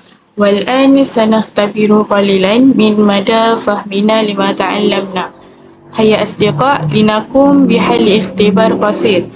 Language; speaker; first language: Arabic; non-native, learner; Malay